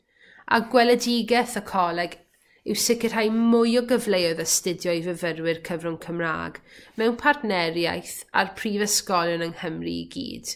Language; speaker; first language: Welsh; native; Welsh